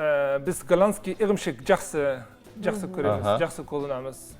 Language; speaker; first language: Kazakh; non-native, learner; Dutch